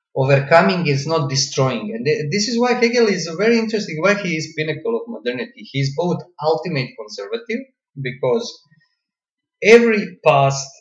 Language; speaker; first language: English; non-native, fluent; Croatian